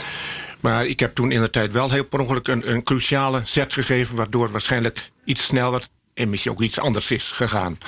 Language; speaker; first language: Dutch; native; Dutch